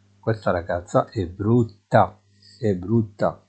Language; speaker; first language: Italian; non-native, fluent; Arabic